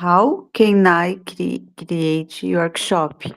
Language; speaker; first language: English; non-native, learner; Portuguese